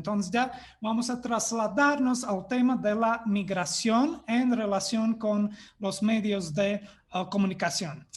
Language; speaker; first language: Spanish; non-native, fluent; Latvian